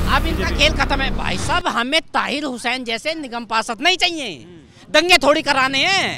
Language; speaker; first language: Hindi; native; Hindi